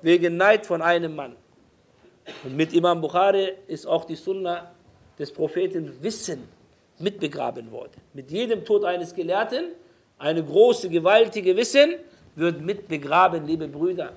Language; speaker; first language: German; non-native, fluent; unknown